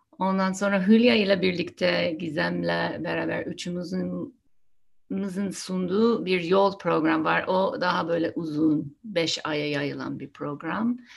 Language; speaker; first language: Turkish; non-native, fluent; English